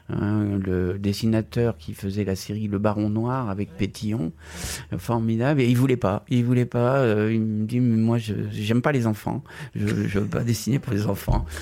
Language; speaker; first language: French; non-native, fluent; Spanish